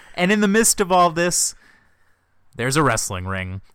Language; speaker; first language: English; native; English